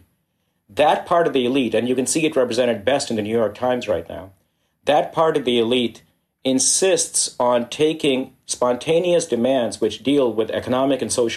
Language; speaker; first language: English; non-native, local second language; Hindi